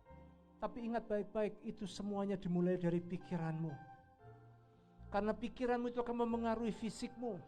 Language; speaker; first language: Indonesian; native; Indonesian